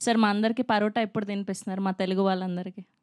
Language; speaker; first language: Telugu; native; Telugu